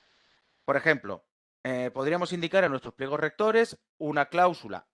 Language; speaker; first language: Spanish; native; Spanish